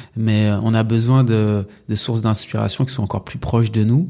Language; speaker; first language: French; native; French